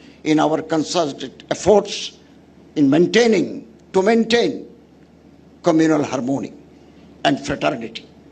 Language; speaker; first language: English; non-native, local second language; Bangla